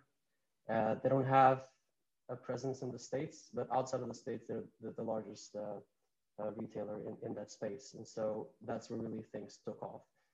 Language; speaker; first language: English; non-native, fluent; Albanian